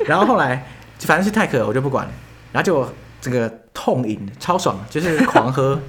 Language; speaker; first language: Chinese; native; Chinese